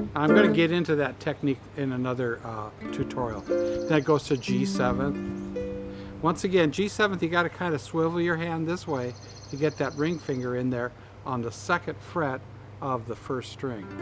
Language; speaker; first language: English; native; English